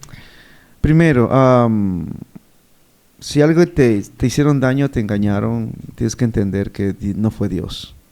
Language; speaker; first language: Spanish; native; Spanish